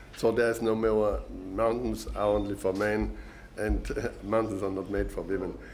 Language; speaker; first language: English; non-native, fluent; German